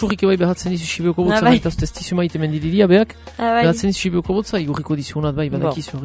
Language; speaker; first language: Basque; native; Basque